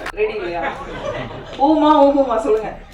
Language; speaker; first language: Tamil; native; Tamil